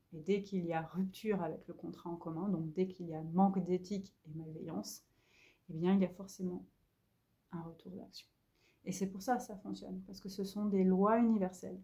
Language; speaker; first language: French; native; French